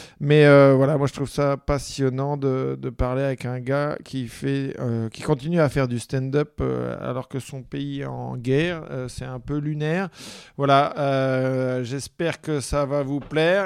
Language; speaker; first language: French; native; French